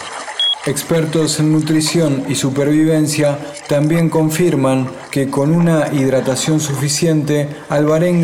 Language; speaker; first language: Spanish; native; Spanish